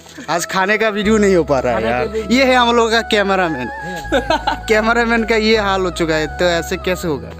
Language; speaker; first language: Hindi; non-native, local second language; Bangla